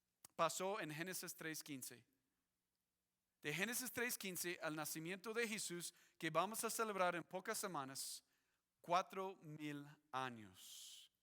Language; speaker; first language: Spanish; non-native, fluent; English